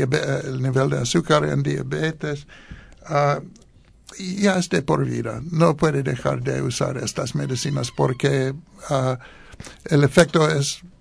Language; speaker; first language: Spanish; non-native, learner; English